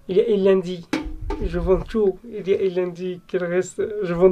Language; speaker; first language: French; non-native, learner; Arabic